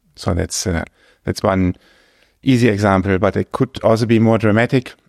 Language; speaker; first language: English; non-native, fluent; German